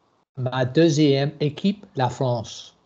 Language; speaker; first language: French; non-native, learner; English